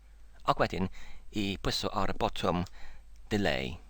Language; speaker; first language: Welsh; non-native, learner; English